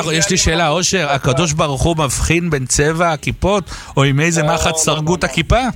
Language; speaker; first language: Hebrew; native; Hebrew